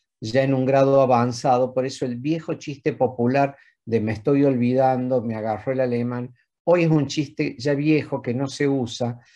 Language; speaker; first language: Spanish; native; Spanish